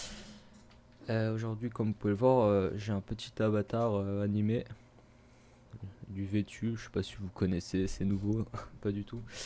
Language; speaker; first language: French; native; French